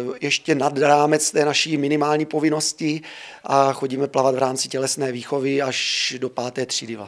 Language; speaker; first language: Czech; native; Czech